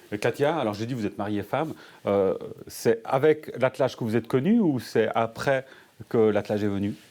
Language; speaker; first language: French; native; French